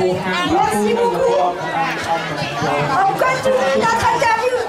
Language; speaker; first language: French; native; French